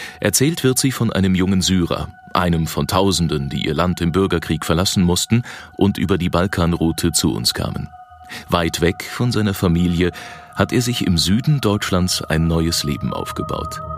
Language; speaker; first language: German; non-native, fluent; Arabic